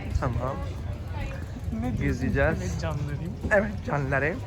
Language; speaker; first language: Turkish; non-native, learner; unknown